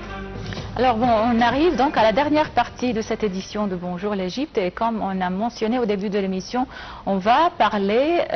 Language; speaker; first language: French; non-native, fluent; Arabic